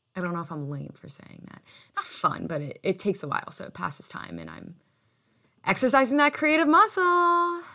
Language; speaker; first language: English; native; English